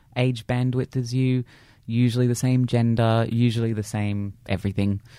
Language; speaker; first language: English; native; English